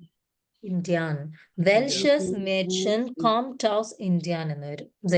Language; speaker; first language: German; non-native, fluent; Malayalam